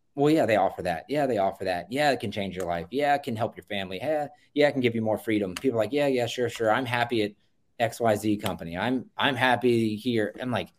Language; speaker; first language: English; native; English